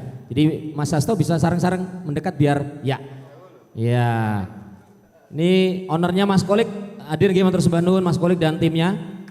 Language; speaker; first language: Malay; non-native, local second language; Javanese